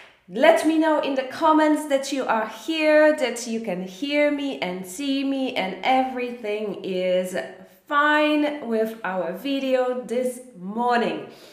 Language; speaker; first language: English; non-native, fluent; Polish